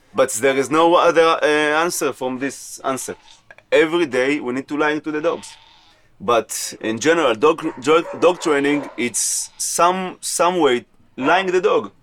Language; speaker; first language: English; non-native, fluent; Hebrew